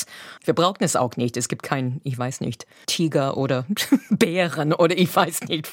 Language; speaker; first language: German; non-native, fluent; English